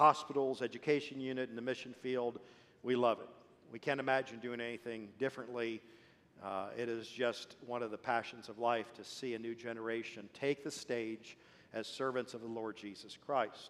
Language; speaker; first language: English; early bilingual, other home language; Swedish